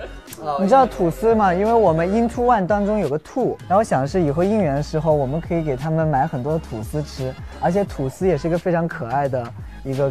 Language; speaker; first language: Chinese; native; Chinese